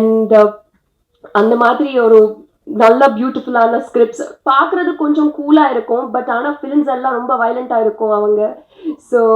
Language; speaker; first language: Tamil; non-native, learner; Telugu